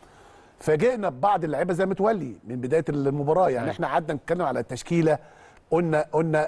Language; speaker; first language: Arabic; native; Arabic